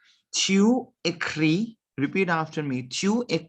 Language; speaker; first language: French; non-native, learner; Hindi